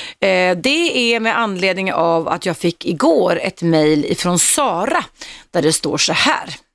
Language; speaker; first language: Swedish; native; Swedish